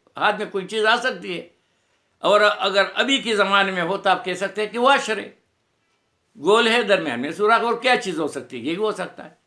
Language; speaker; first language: Urdu; non-native, local second language; Pashto